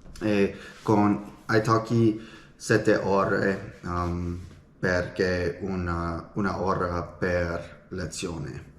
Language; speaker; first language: Italian; non-native, learner; English